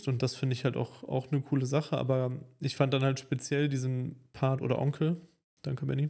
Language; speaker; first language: German; native; German